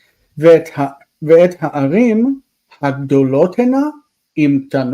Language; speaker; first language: Hebrew; non-native, fluent; English